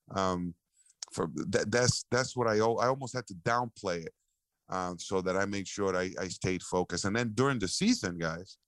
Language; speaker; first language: English; early bilingual, other home language; Spanish